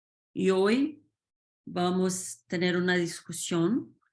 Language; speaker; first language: Spanish; non-native, fluent; Portuguese